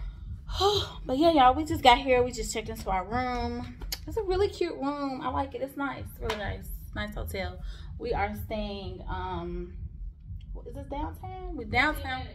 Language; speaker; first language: English; native; English